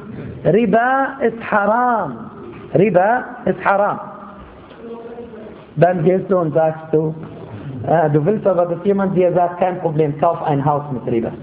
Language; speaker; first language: German; non-native, fluent; Arabic